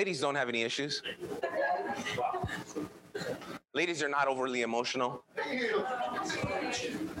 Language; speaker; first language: English; early bilingual, other home language; Spanish